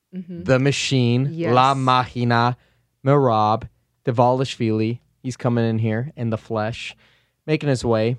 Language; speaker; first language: English; native; English